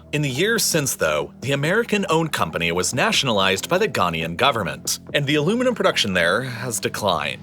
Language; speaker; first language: English; native; English